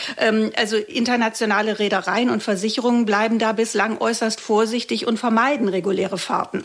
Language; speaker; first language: German; native; German